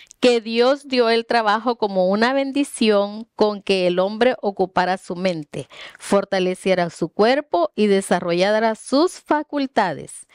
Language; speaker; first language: Spanish; native; Spanish